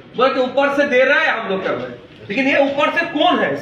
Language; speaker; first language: Hindi; non-native, local second language; Bangla